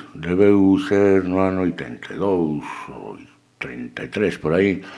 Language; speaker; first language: Galician; early bilingual, other home language; Spanish